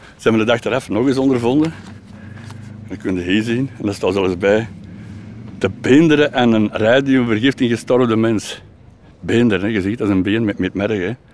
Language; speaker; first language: Dutch; native; Dutch